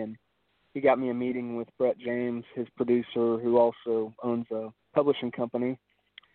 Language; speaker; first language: English; native; English